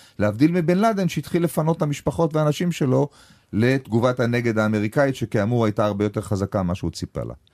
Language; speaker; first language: Hebrew; native; Hebrew